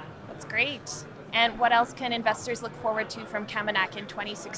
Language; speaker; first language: English; native; English